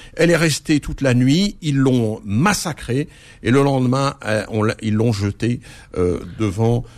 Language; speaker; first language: French; early bilingual, other home language; Arabic